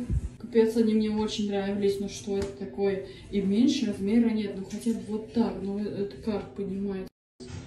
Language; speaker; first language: Russian; native; Russian